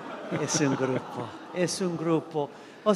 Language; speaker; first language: Spanish; non-native, fluent; English